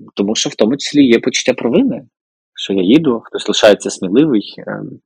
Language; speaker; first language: Ukrainian; native; Ukrainian